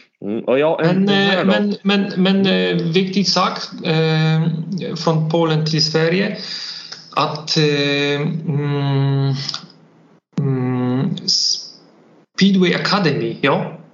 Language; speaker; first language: Swedish; non-native, learner; Polish